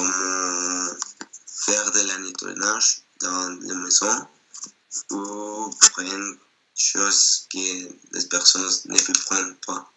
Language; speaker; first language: French; non-native, learner; Spanish